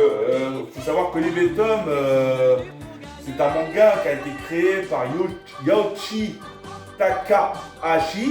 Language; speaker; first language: French; native; French